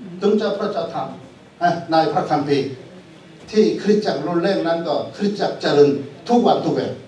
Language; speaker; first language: Thai; non-native, fluent; Korean